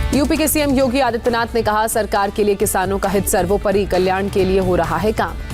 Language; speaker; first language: Hindi; native; Hindi